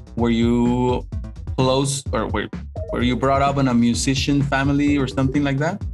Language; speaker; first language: English; non-native, fluent; Spanish